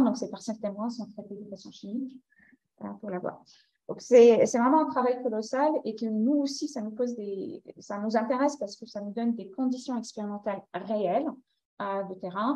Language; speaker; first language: French; native; French